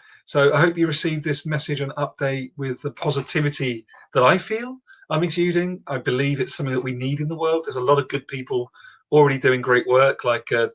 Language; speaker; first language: English; native; English